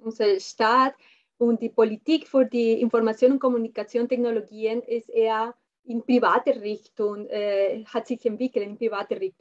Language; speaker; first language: German; non-native, fluent; Spanish